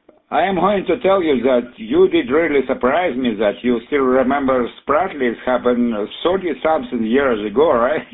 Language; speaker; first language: English; non-native, fluent; Russian